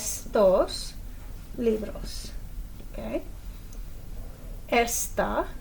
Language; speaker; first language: Spanish; non-native, fluent; English